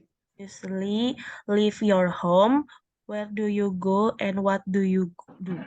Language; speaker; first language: English; non-native, learner; Indonesian